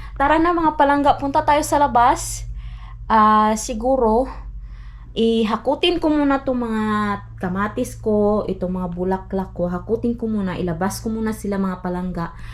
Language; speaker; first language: Filipino; non-native, local second language; Cebuano